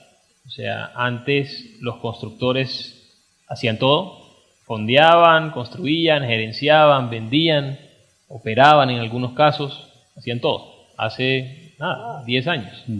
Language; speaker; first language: Spanish; native; Spanish